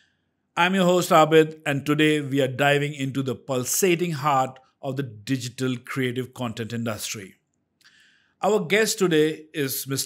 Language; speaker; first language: English; non-native, local second language; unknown